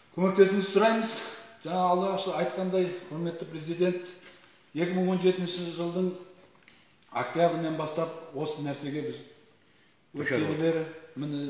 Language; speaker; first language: Kazakh; native; Kazakh